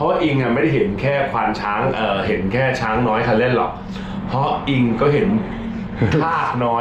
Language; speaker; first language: Thai; native; Thai